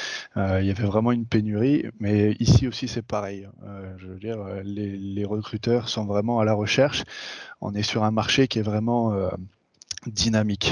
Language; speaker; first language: French; native; French